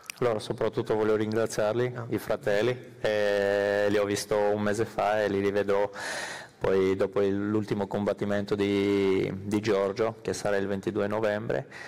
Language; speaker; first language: Italian; non-native, fluent; Armenian